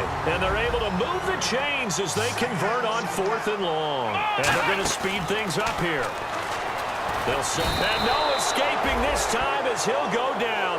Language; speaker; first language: English; native; English